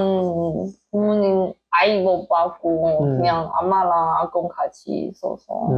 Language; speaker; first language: Korean; non-native, learner; Chinese